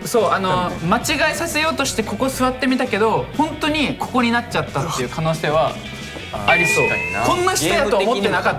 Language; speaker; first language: Japanese; native; Japanese